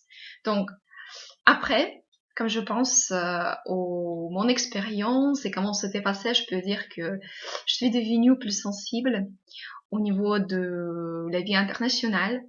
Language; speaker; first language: French; non-native, fluent; Russian